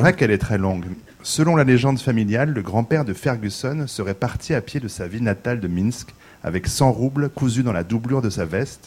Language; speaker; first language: French; native; French